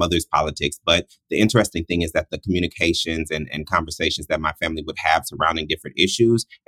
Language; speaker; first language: English; native; English